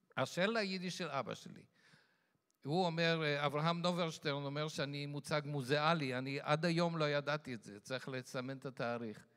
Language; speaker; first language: Hebrew; non-native, fluent; Yiddish